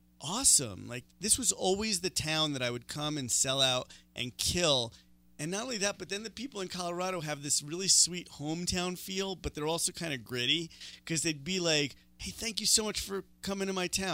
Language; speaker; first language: English; native; English